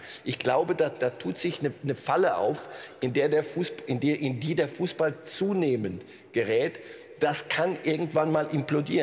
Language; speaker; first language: German; native; German